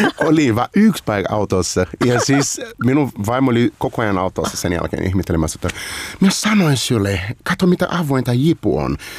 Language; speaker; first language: Finnish; non-native, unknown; Portuguese